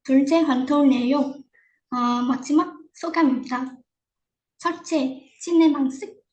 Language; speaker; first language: Korean; non-native, fluent; Vietnamese